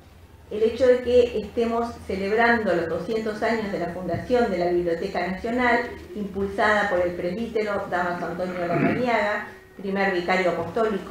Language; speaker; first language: Spanish; native; Spanish